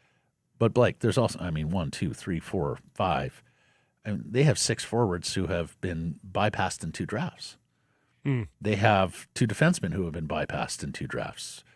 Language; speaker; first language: English; native; English